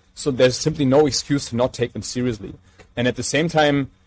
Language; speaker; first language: English; non-native, fluent; German